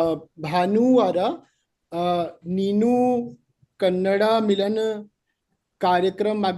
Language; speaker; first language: Kannada; non-native, learner; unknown